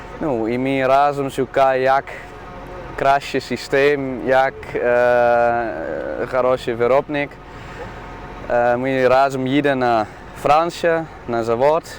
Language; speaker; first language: Ukrainian; non-native, learner; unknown